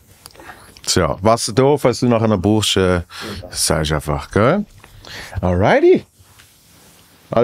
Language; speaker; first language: German; native; German